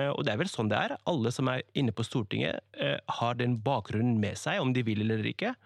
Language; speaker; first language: Norwegian; early bilingual, other home language; Kurdish